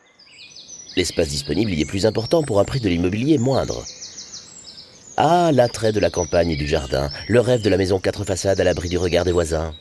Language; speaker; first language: French; native; French